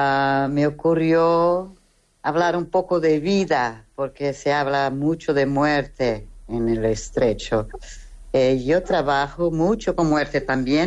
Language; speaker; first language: Spanish; non-native, fluent; Portuguese